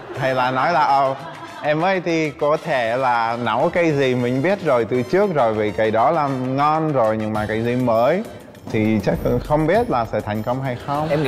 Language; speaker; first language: Vietnamese; non-native, fluent; Czech